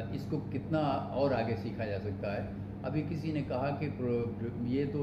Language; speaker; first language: Hindi; non-native, local second language; Bangla